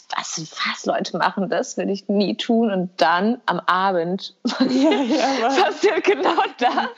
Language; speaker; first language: German; early bilingual, other home language; Albanian